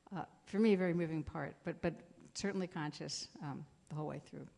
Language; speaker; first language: English; native; English